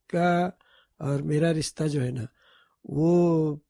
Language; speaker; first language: Hindi; non-native, local second language; Marathi